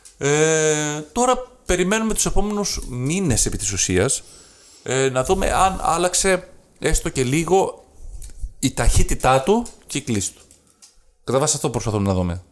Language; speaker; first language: Greek; native; Greek